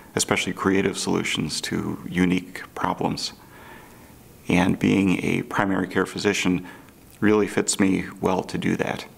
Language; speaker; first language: English; native; English